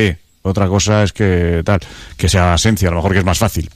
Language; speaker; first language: Spanish; native; Spanish